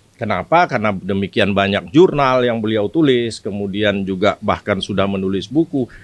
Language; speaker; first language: Indonesian; native; Indonesian